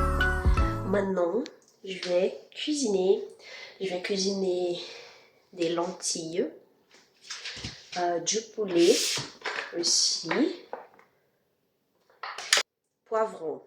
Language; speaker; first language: French; non-native, learner; Spanish